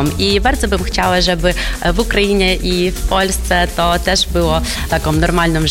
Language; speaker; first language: Polish; non-native, fluent; Ukrainian